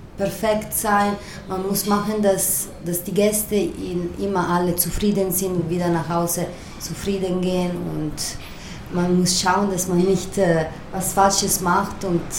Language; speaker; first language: German; non-native, learner; Italian